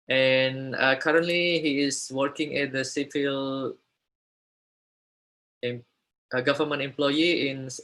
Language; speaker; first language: English; non-native, fluent; Indonesian